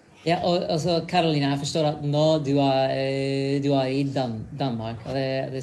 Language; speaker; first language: Norwegian; non-native, fluent; English